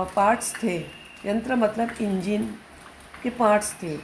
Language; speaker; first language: Hindi; non-native, local second language; Marathi